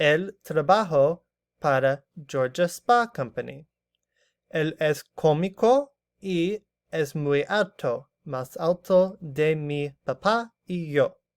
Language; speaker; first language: Spanish; non-native, learner; English